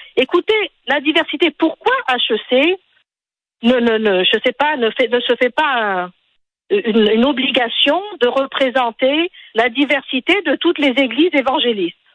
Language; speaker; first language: French; non-native, local second language; Arabic